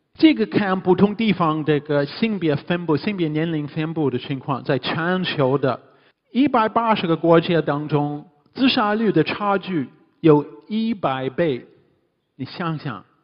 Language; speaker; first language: Chinese; non-native, fluent; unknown